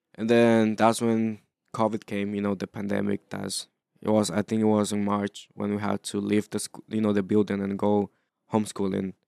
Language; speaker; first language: English; early bilingual, other home language; Spanish